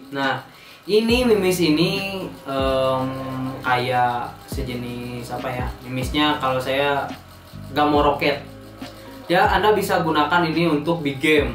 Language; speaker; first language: Indonesian; native; Indonesian